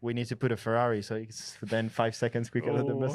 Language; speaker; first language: English; non-native, fluent; French